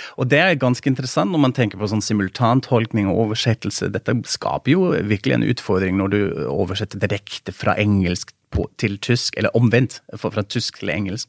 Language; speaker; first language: Norwegian; non-native, fluent; German